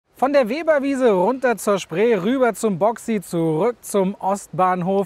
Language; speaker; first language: German; native; German